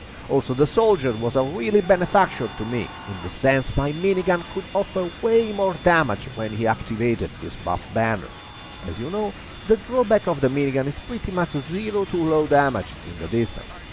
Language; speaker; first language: English; non-native, fluent; Italian